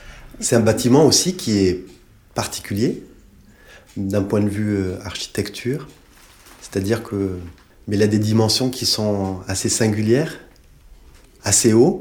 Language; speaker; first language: French; native; French